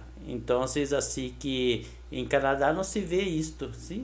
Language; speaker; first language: Portuguese; non-native, learner; Spanish